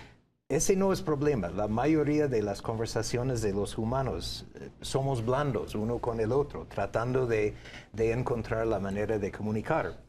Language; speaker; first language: Spanish; non-native, fluent; English